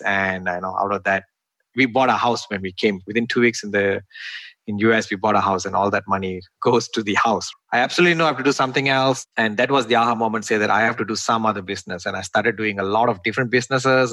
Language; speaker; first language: English; non-native, local second language; Tamil